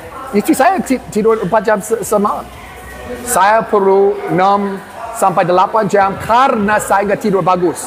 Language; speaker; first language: Indonesian; non-native, learner; English